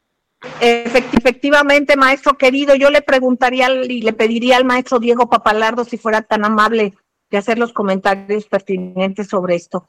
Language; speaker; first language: Spanish; native; Spanish